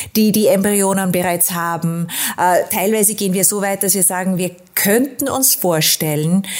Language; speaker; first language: German; native; German